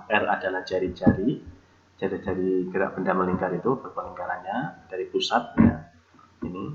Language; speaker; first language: Indonesian; native; Indonesian